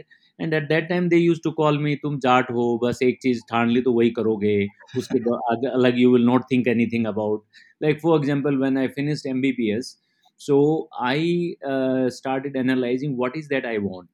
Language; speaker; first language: English; non-native, local second language; Haryanvi